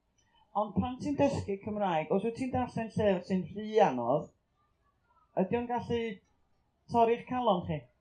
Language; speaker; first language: Welsh; native; Welsh